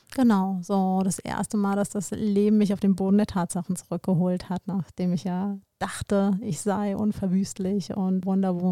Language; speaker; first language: German; native; German